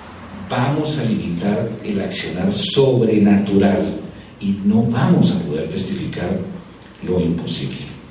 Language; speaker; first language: Spanish; native; Spanish